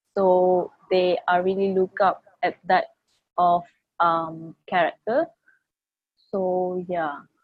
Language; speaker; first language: English; non-native, local second language; Malay